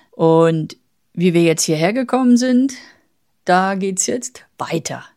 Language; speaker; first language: German; native; German